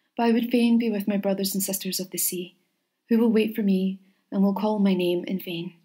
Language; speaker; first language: English; native; English